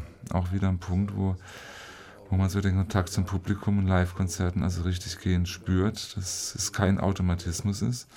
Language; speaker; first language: German; native; German